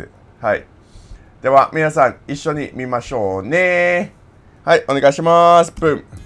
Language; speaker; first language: Japanese; non-native, learner; English